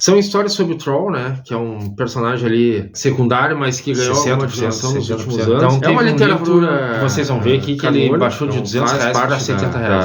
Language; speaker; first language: Portuguese; native; Portuguese